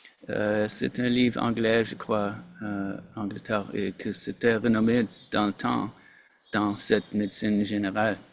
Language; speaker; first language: French; non-native, fluent; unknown